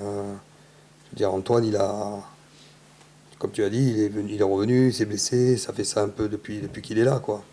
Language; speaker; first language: French; native; French